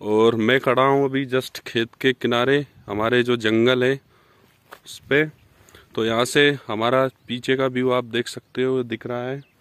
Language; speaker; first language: Hindi; native; Hindi